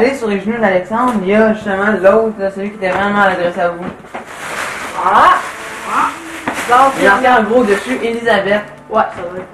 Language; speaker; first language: French; native; French